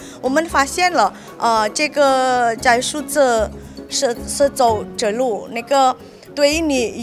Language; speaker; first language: Chinese; non-native, local second language; Indonesian